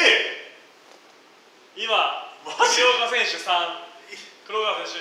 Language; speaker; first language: Japanese; native; Japanese